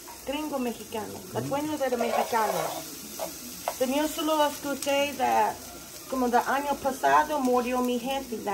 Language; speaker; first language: Spanish; non-native, learner; English